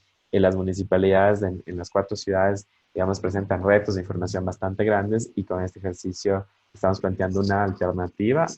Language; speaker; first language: Spanish; native; Spanish